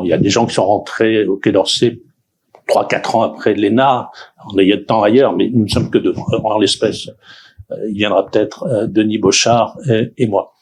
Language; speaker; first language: French; native; French